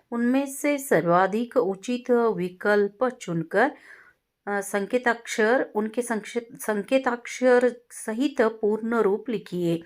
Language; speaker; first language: Hindi; non-native, local second language; Kannada